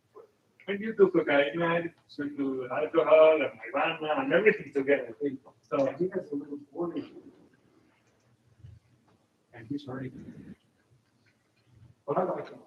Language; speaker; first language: English; non-native, learner; Spanish